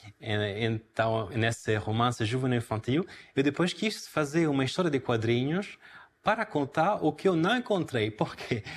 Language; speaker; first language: Portuguese; non-native, fluent; Italian